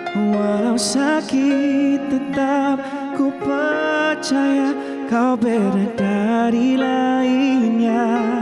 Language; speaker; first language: Indonesian; non-native, fluent; Filipino